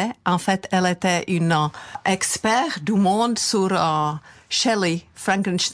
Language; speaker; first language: French; non-native, fluent; Czech